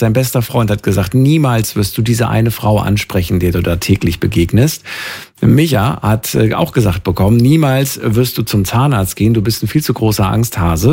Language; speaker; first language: German; native; German